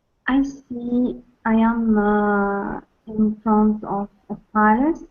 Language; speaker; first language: English; non-native, learner; Arabic